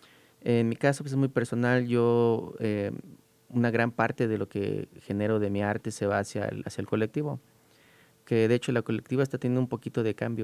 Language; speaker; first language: Spanish; native; Spanish